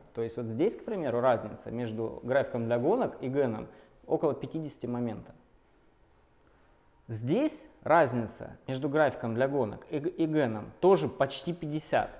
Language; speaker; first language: Russian; native; Russian